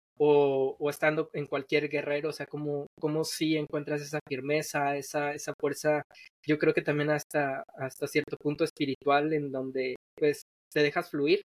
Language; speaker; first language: Spanish; native; Spanish